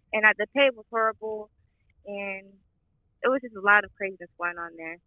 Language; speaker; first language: English; native; English